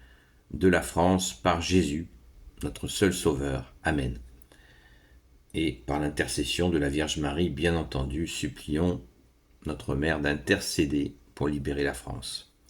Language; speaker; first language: French; native; French